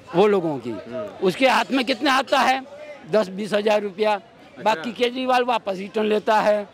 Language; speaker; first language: Hindi; non-native, local second language; Gujarati